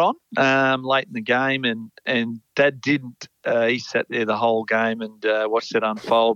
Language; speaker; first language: English; native; English